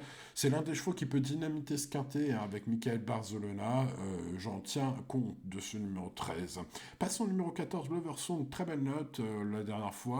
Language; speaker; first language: French; native; French